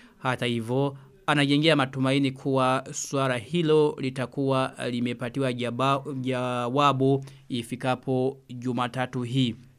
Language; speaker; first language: Swahili; non-native, local second language; Rundi